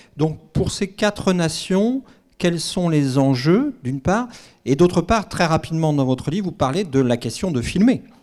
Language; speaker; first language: French; native; French